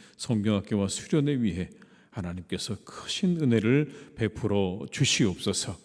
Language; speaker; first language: Korean; native; Korean